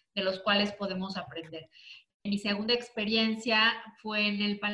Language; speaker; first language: Spanish; native; Spanish